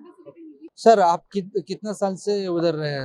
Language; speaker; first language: Hindi; non-native, local second language; Kannada